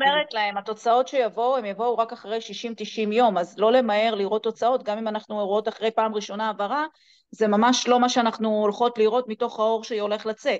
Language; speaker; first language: Hebrew; native; Hebrew